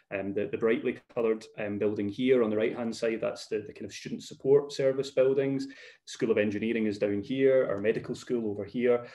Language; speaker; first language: English; native; English